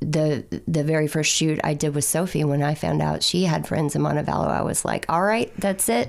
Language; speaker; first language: English; native; English